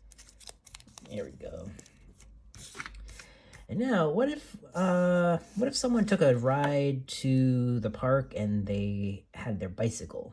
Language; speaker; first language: English; native; English